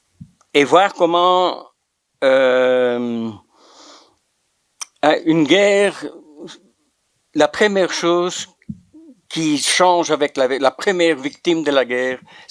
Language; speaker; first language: French; non-native, local second language; Dutch